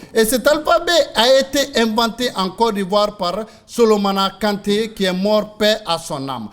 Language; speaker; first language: French; non-native, local second language; Mandingo